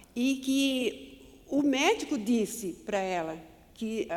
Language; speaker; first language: Portuguese; native; Portuguese